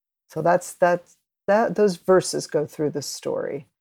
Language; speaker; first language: English; early bilingual, other home language; Spanish